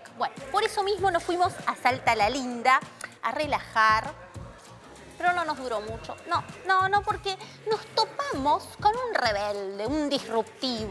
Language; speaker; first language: Spanish; native; Spanish